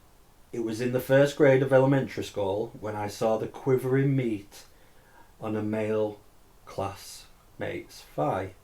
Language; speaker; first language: English; native; English